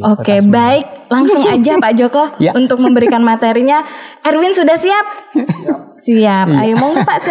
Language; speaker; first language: Indonesian; native; Indonesian